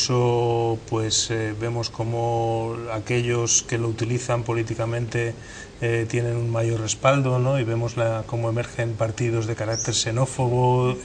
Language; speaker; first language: Spanish; native; Spanish